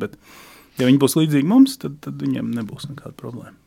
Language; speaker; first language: Latvian; native; Latvian